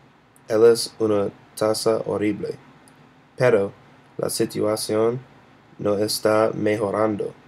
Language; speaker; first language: Spanish; non-native, learner; English